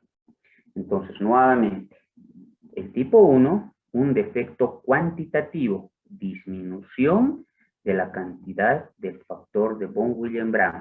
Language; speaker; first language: Spanish; native; Spanish